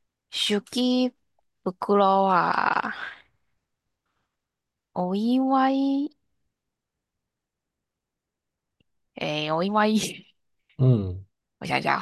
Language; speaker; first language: Japanese; non-native, learner; Chinese